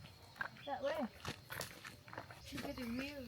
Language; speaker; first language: English; non-native, learner; Thai